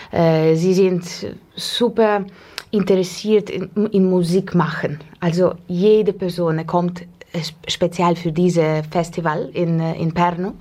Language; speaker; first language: German; non-native, learner; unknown